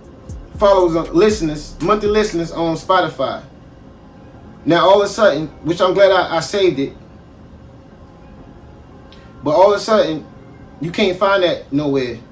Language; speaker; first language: English; native; English